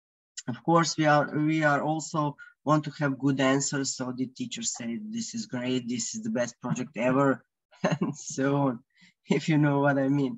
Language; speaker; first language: English; non-native, fluent; Croatian